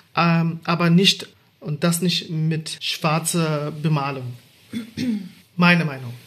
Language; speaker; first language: German; native; German